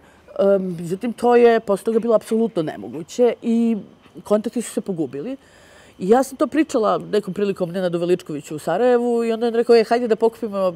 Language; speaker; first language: Serbian; native; Serbian